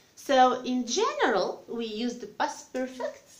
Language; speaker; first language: English; non-native, fluent; Arabic